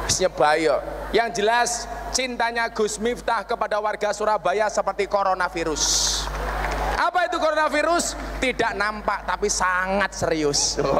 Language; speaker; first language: Indonesian; non-native, local second language; Javanese